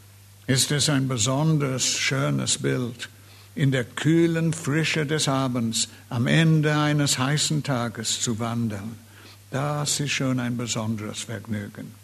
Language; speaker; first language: German; non-native, fluent; English